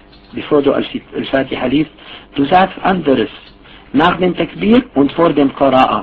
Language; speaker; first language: German; non-native, fluent; Arabic